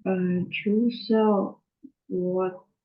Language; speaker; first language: English; non-native, learner; Russian